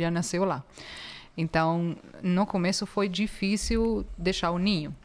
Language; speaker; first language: Portuguese; non-native, fluent; Italian